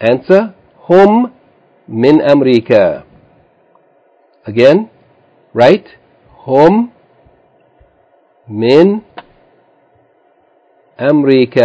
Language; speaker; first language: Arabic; non-native, fluent; English